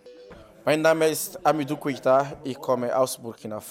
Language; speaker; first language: German; non-native, learner; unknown